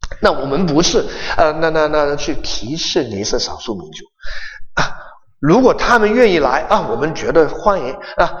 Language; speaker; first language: Chinese; non-native, local second language; Cantonese